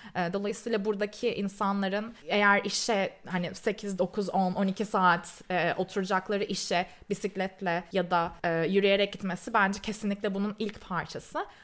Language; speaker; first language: Turkish; native; Turkish